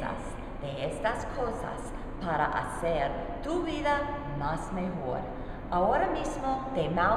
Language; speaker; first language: Spanish; non-native, learner; English